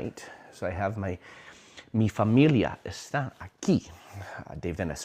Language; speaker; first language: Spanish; non-native, learner; English